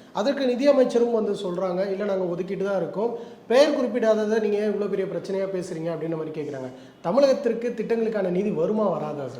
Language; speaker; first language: Tamil; native; Tamil